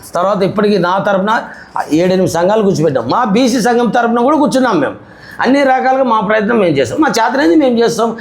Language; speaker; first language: Telugu; native; Telugu